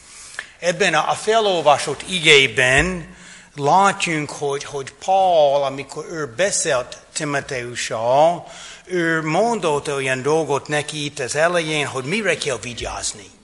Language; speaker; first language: Hungarian; non-native, fluent; English